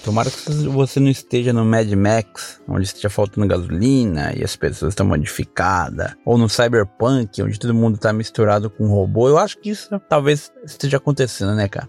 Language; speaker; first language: Portuguese; native; Portuguese